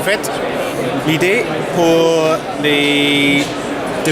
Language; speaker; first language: French; non-native, learner; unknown